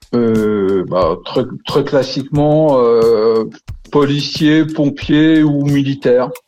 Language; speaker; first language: French; native; French